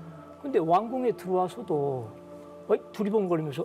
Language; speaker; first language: Korean; native; Korean